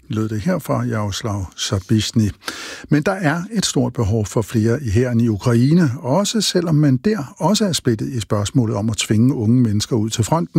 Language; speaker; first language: Danish; native; Danish